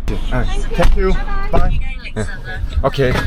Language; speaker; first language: English; non-native, learner; Mongolian